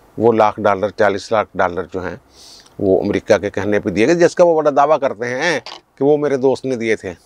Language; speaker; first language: Urdu; non-native, local second language; Punjabi